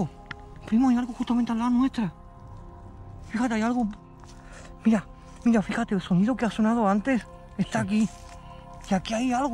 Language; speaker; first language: Spanish; native; Spanish